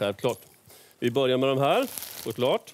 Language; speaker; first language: Swedish; native; Swedish